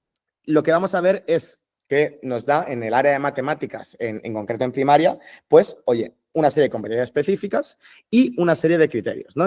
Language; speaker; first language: Spanish; native; Spanish